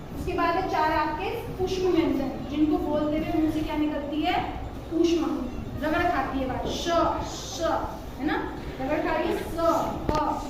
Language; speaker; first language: Hindi; native; Hindi